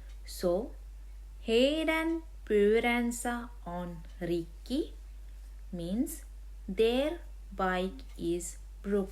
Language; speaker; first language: Finnish; non-native, learner; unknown